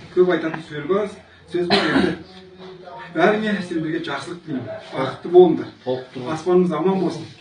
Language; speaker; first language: Kazakh; non-native, local second language; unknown